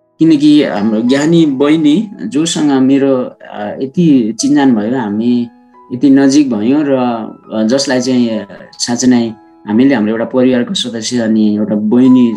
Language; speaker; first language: Nepali; non-native, local second language; Sherpa